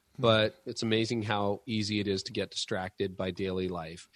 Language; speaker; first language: English; native; English